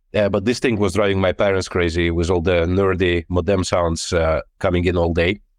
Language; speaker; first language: English; non-native, fluent; Lithuanian